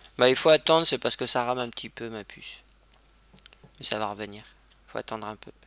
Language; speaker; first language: French; native; French